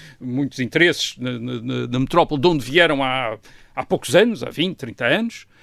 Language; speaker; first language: Portuguese; native; Portuguese